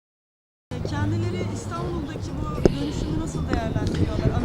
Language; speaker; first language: Turkish; native; Turkish